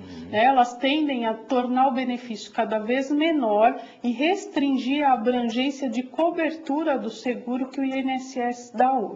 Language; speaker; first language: Portuguese; native; Portuguese